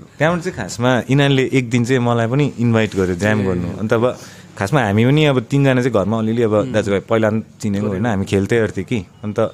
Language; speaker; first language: Nepali; native; Nepali